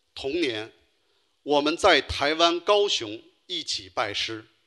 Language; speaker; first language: Chinese; native; Chinese